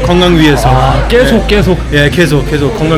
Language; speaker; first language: Korean; non-native, fluent; English